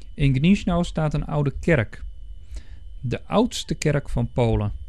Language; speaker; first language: Dutch; native; Dutch